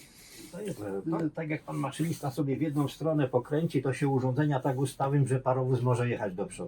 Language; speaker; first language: Polish; native; Polish